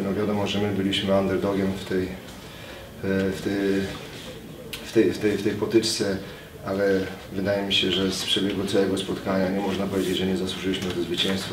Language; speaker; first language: Polish; native; Polish